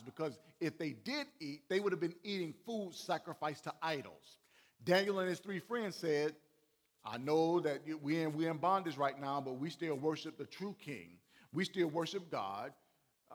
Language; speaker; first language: English; native; English